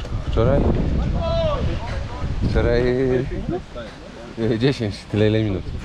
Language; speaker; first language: Polish; native; Polish